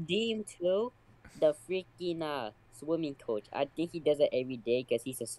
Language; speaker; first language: English; native; English